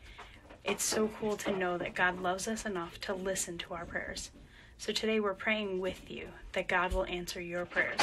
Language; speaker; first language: English; native; English